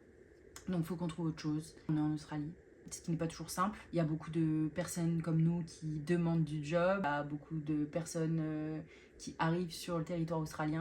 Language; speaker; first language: French; native; French